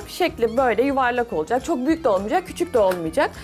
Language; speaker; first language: Turkish; native; Turkish